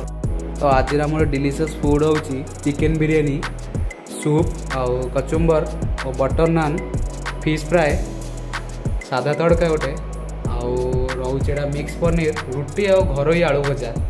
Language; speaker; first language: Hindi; non-native, local second language; Odia